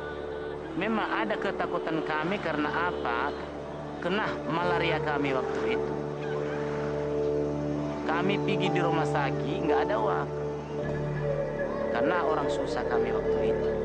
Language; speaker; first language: Indonesian; non-native, local second language; Nias